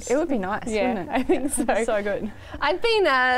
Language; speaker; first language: English; native; English